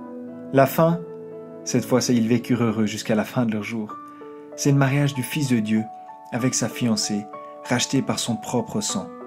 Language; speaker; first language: French; native; French